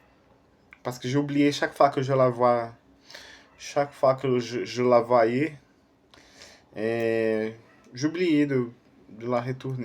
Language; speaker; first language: French; non-native, fluent; Portuguese